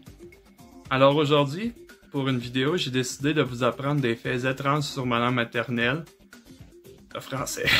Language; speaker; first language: French; native; French